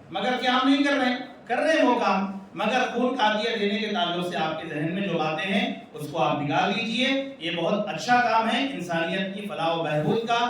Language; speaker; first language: Urdu; native; Urdu